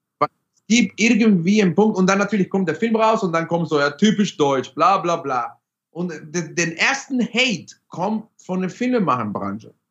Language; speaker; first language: German; non-native, fluent; Spanish